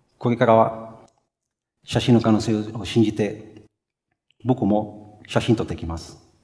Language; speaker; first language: Japanese; non-native, fluent; Portuguese